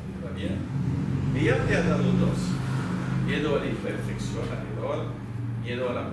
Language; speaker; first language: Spanish; non-native, fluent; French